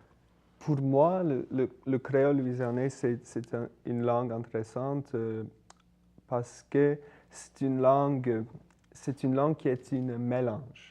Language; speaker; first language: French; non-native, fluent; English